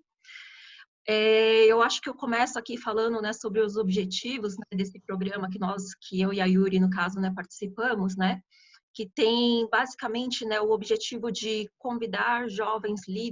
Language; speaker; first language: Portuguese; native; Portuguese